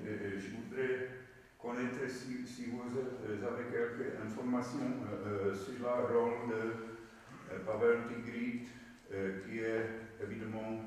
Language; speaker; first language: French; non-native, fluent; Czech